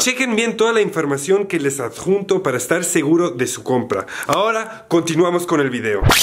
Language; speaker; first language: Spanish; non-native, fluent; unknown